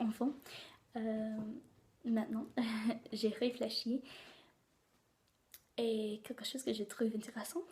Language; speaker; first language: French; non-native, learner; English